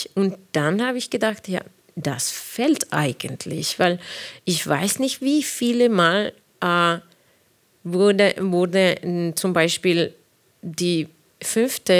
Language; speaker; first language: German; non-native, fluent; Spanish